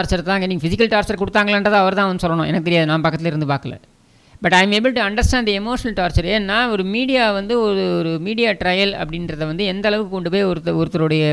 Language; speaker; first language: Tamil; native; Tamil